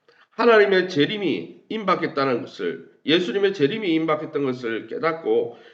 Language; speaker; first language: Korean; native; Korean